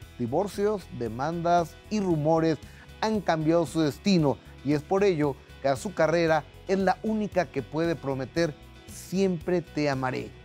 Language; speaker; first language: Spanish; native; Spanish